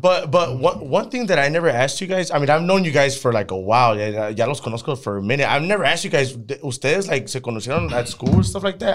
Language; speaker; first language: English; early bilingual, other home language; Spanish